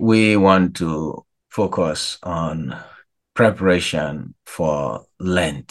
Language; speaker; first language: English; non-native, local second language; Igbo